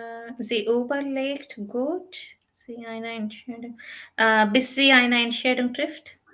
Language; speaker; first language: German; non-native, learner; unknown